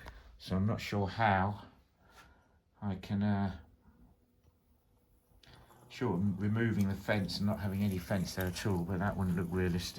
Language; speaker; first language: English; native; English